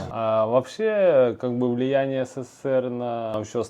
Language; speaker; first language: Russian; native; Russian